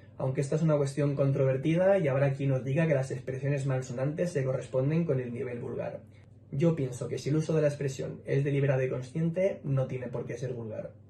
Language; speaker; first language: Spanish; native; Spanish